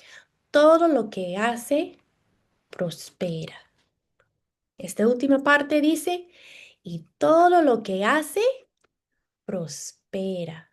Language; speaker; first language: Spanish; non-native, fluent; English